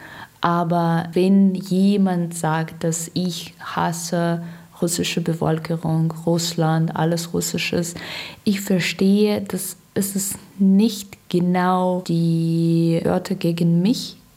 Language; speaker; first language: German; non-native, learner; Russian